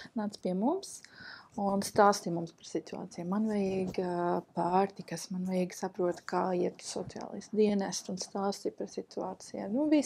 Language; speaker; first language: Latvian; non-native, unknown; English